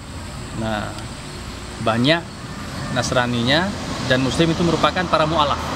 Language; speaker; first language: Indonesian; native; Indonesian